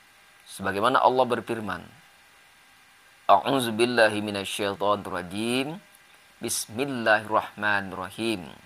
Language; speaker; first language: Indonesian; native; Indonesian